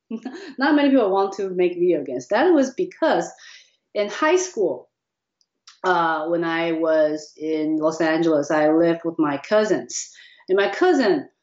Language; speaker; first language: English; non-native, fluent; Chinese